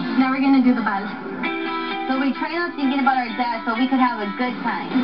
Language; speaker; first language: English; early bilingual, other home language; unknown